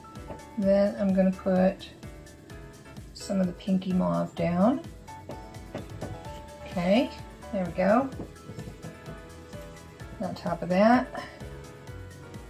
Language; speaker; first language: English; native; English